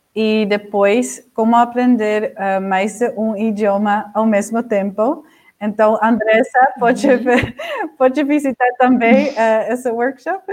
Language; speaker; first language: Portuguese; non-native, fluent; Dutch